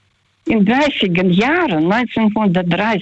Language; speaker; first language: German; early bilingual, other home language; Russian